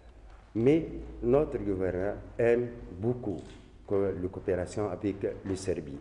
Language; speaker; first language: French; non-native, local second language; Arabic